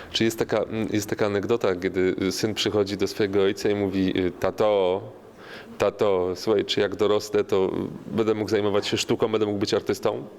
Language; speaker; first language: Polish; native; Polish